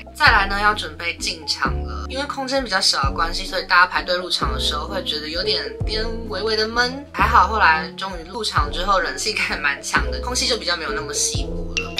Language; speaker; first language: Chinese; native; Chinese